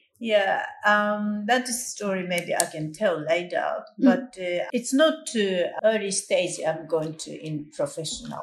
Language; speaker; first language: English; non-native, fluent; Japanese